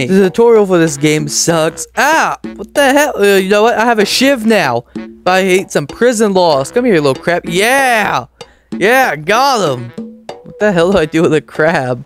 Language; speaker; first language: English; native; English